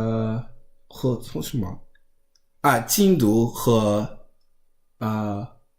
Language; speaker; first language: Chinese; non-native, learner; English